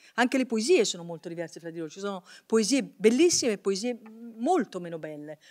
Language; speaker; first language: Italian; native; Italian